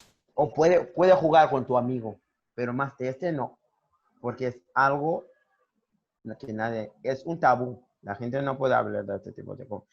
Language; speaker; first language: Spanish; non-native, learner; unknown